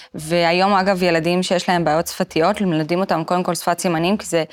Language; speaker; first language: Hebrew; early bilingual, other home language; Russian